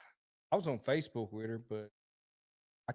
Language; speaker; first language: English; native; English